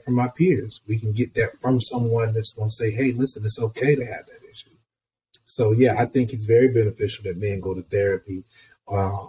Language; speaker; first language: English; native; English